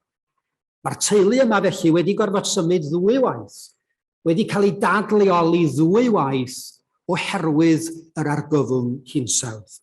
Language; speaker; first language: Welsh; native; Welsh